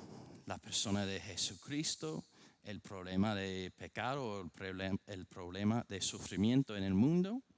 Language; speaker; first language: Spanish; non-native, fluent; English